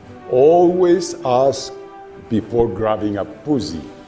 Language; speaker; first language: English; non-native, fluent; Spanish